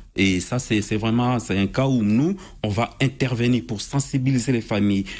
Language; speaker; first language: French; non-native, local second language; Lingala